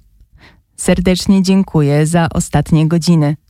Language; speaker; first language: Polish; native; Polish